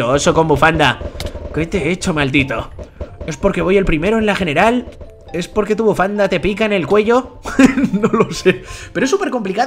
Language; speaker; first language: Spanish; native; Spanish